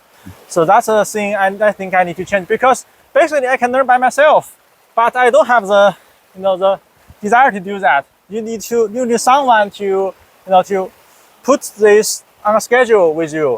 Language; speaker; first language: English; non-native, fluent; Chinese